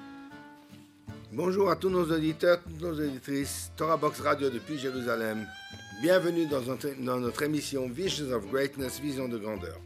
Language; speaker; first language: French; native; French